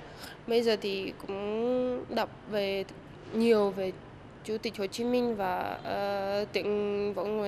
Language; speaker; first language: Vietnamese; non-native, fluent; Russian